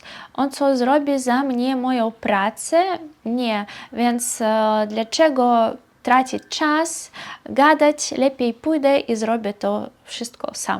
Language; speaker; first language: Polish; non-native, fluent; Belarusian